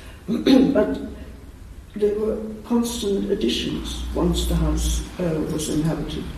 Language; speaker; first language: English; early bilingual, other home language; German